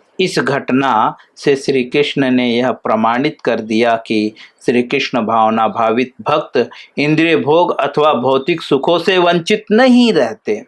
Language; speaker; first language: Hindi; native; Hindi